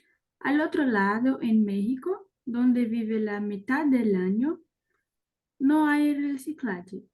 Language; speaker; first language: Spanish; non-native, learner; English